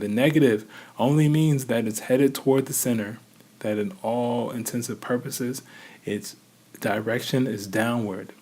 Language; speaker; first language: English; native; English